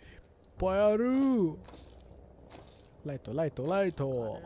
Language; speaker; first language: Japanese; non-native, learner; English